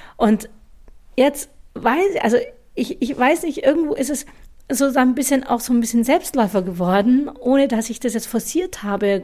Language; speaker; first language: German; native; German